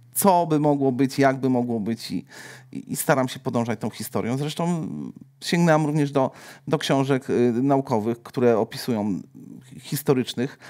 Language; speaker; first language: Polish; native; Polish